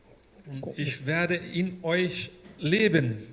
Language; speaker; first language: German; non-native, fluent; Portuguese